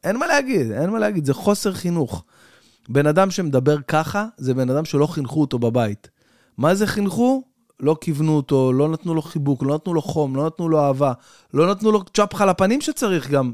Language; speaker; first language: Hebrew; native; Hebrew